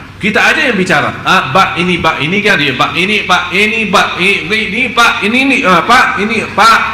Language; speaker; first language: Indonesian; non-native, fluent; Arabic